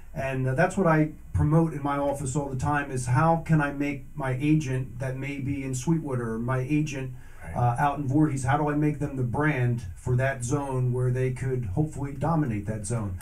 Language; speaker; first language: English; native; English